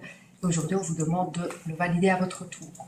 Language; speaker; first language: French; native; French